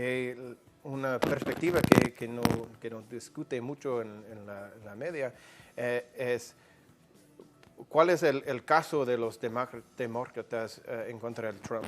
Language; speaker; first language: Spanish; non-native, fluent; English